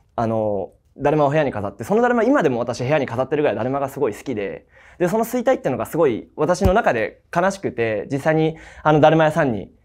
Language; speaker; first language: Japanese; native; Japanese